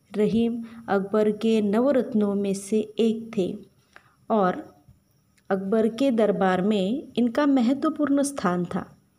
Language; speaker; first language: Hindi; non-native, local second language; Marathi